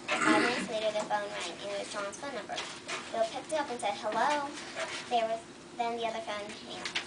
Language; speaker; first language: English; native; English